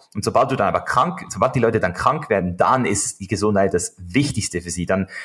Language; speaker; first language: German; native; German